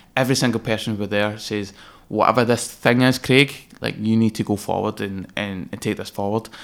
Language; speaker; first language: English; native; English